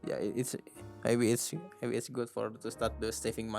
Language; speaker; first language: English; non-native, learner; Indonesian